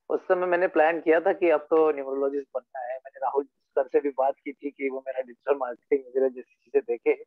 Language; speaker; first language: Hindi; native; Hindi